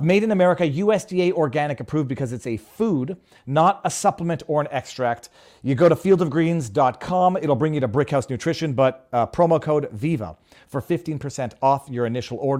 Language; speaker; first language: English; native; English